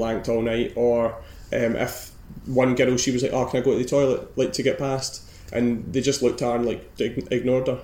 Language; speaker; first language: English; native; English